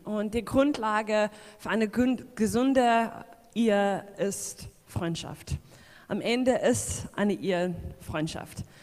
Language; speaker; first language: German; non-native, fluent; English